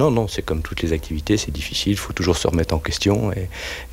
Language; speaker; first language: French; native; French